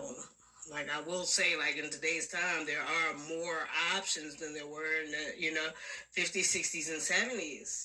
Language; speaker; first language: English; native; English